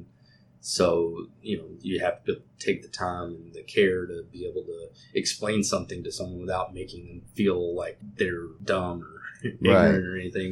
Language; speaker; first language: English; native; English